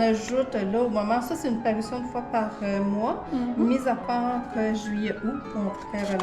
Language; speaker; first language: French; native; French